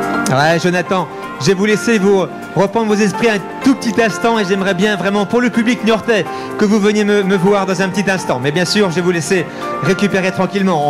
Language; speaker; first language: French; native; French